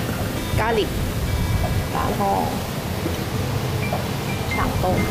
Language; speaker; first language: Chinese; non-native, learner; Thai